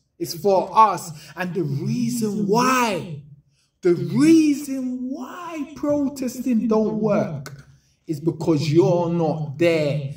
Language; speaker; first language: English; native; English